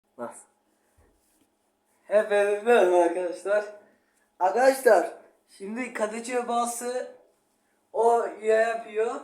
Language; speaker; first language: Turkish; non-native, learner; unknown